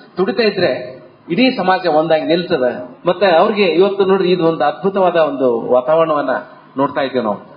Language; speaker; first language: Kannada; native; Kannada